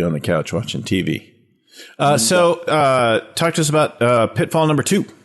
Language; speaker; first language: English; native; English